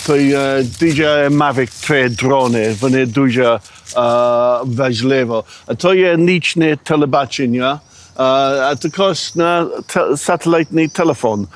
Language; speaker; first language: Ukrainian; early bilingual, heritage; Ukrainian